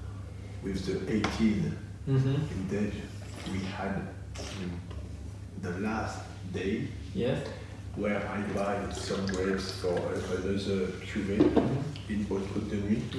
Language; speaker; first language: English; non-native, learner; French